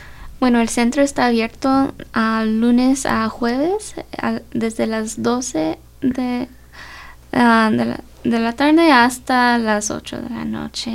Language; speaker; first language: Spanish; early bilingual, heritage; Spanish